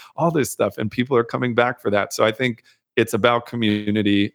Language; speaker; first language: English; native; English